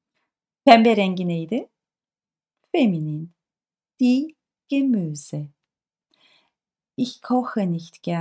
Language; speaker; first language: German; non-native, fluent; Turkish